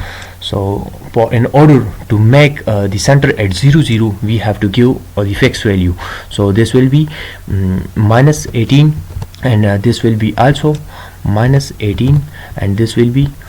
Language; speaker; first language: English; non-native, local second language; Urdu